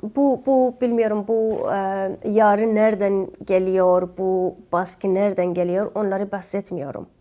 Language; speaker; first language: Turkish; non-native, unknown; Kurdish